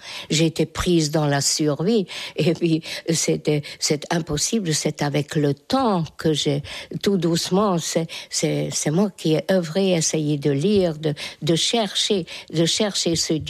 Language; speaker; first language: French; non-native, fluent; Hungarian